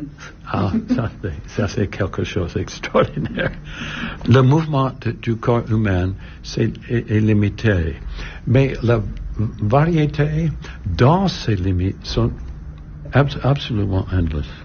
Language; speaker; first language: French; non-native, learner; English